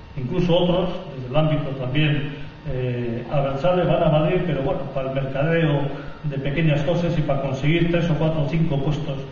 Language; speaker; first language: Spanish; native; Spanish